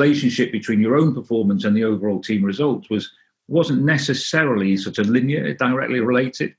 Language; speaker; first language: English; non-native, local second language; Welsh